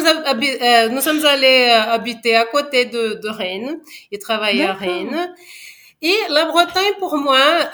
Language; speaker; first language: French; non-native, fluent; Portuguese